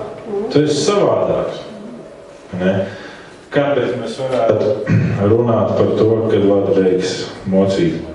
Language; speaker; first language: Latvian; native; Latvian